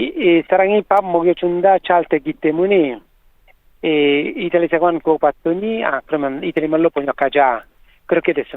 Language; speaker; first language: Korean; non-native, learner; Italian